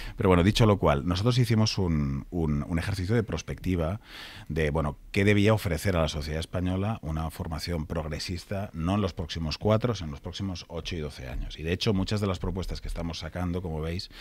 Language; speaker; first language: Spanish; native; Spanish